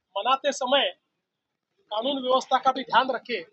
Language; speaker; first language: Hindi; non-native, local second language; Marathi